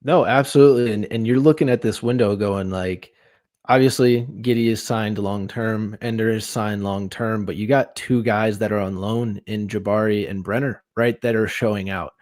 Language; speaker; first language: English; native; English